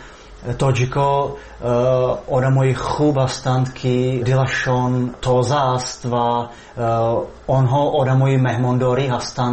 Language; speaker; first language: Persian; non-native, learner; Czech